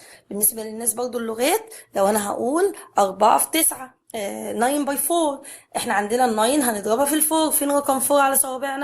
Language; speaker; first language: Arabic; native; Arabic